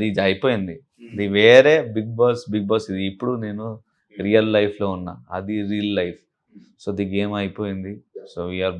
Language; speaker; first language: Telugu; non-native, learner; Urdu